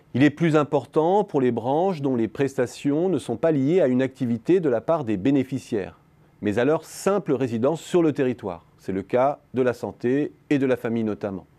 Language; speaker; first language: French; native; French